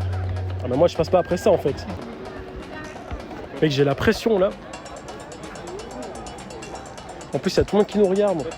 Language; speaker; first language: French; native; French